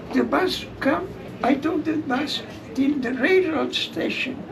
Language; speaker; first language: English; non-native, learner; German